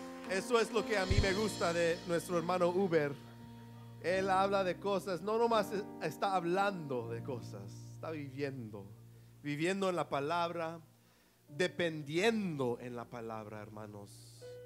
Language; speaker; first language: Spanish; early bilingual, heritage; Spanish